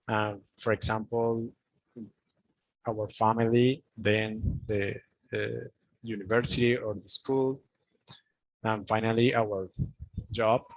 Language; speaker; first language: English; non-native, learner; Spanish